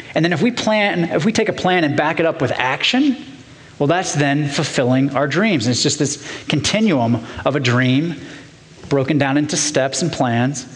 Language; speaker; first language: English; native; English